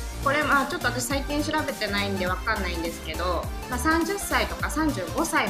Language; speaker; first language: Japanese; native; Japanese